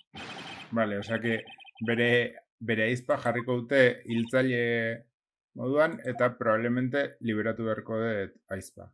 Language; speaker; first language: Basque; non-native, local second language; Spanish